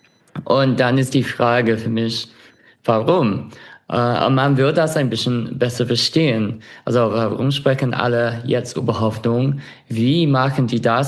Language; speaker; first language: German; non-native, fluent; English